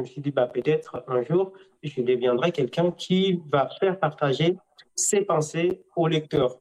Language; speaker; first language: French; non-native, local second language; Comorian